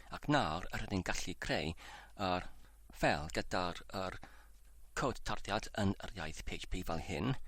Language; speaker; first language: Welsh; non-native, learner; English